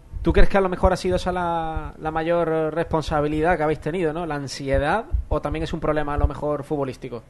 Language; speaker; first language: Spanish; native; Spanish